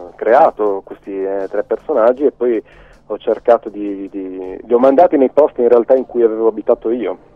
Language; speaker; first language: Italian; native; Italian